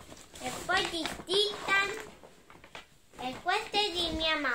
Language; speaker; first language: Italian; early bilingual, other home language; Filipino